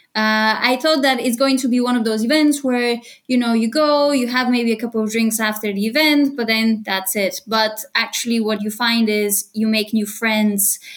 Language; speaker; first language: English; non-native, fluent; Bulgarian